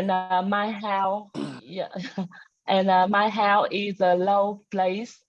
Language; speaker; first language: English; non-native, learner; Vietnamese